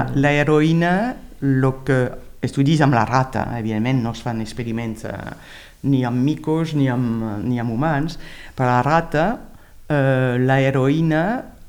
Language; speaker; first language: Catalan; non-native, fluent; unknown